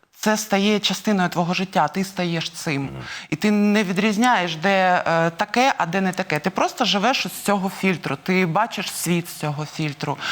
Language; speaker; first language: Ukrainian; non-native, local second language; Russian